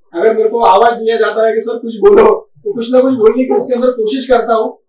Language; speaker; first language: Hindi; non-native, local second language; Marathi